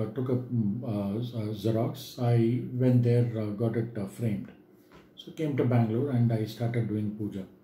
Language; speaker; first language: English; non-native, local second language; Tamil